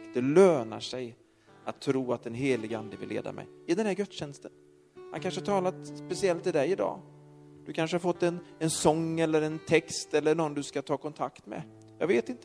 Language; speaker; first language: Swedish; native; Swedish